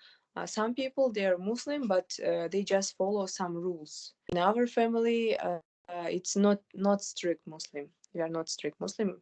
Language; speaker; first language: English; non-native, fluent; Kyrgyz